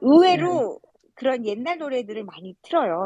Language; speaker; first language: Korean; native; Korean